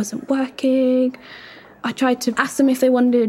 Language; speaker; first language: English; native; English